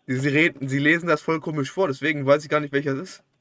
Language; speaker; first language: German; native; German